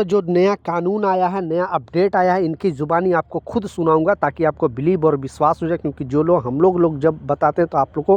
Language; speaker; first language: Hindi; native; Hindi